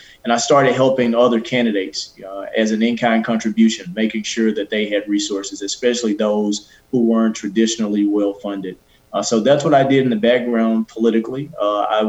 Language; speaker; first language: English; native; English